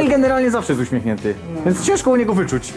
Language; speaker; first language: Polish; native; Polish